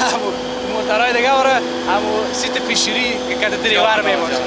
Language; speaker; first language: Persian; native; Persian